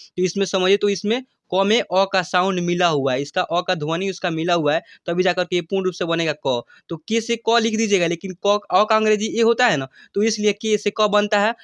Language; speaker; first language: Hindi; native; Hindi